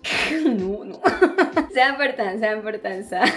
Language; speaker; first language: French; non-native, learner; Spanish